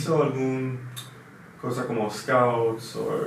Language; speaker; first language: Spanish; non-native, learner; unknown